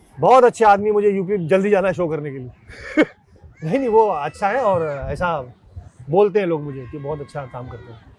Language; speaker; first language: Hindi; native; Hindi